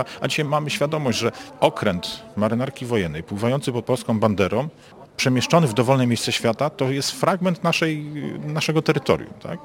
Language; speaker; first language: Polish; native; Polish